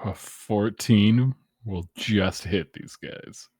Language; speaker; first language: English; native; English